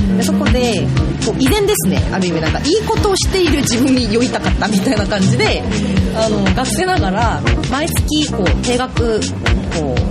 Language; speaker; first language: Japanese; non-native, fluent; Korean